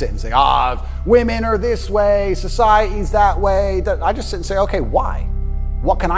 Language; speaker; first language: English; native; English